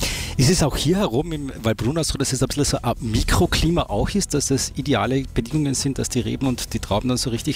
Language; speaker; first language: German; native; German